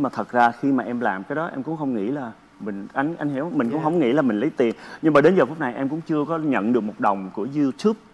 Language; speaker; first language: Vietnamese; early bilingual, heritage; Vietnamese